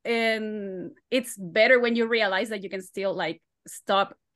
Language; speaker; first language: English; non-native, fluent; Spanish